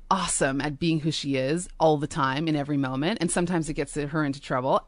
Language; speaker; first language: English; native; English